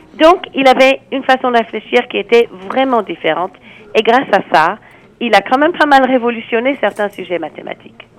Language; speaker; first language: French; non-native, fluent; English